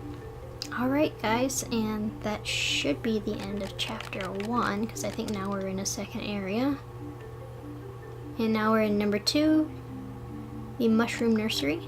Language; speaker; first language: English; native; English